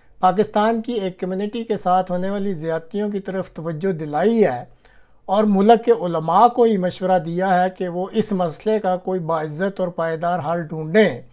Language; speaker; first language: Urdu; non-native, local second language; Punjabi